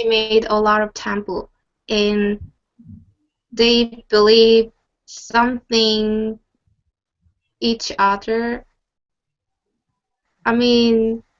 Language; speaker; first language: English; non-native, learner; Korean